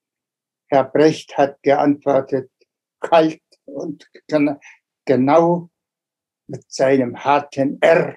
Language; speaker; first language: German; non-native, fluent; Tuvinian